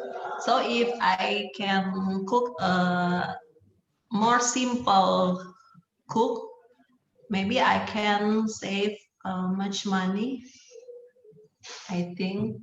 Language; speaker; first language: English; non-native, learner; Indonesian